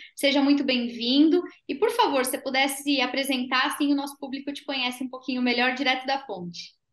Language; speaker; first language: Portuguese; native; Portuguese